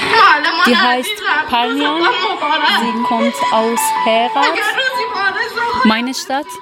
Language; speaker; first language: German; non-native, learner; Persian